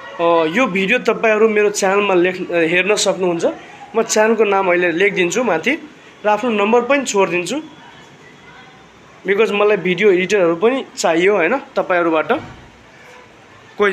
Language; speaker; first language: Nepali; non-native, local second language; Maithili